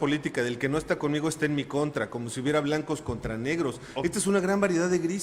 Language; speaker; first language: Spanish; native; Spanish